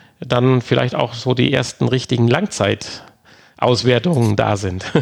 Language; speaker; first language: German; native; German